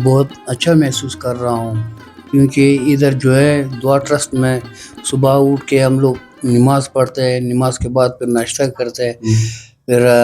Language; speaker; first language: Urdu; non-native, local second language; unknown